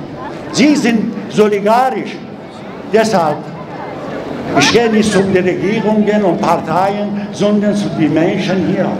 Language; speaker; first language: German; non-native, learner; Persian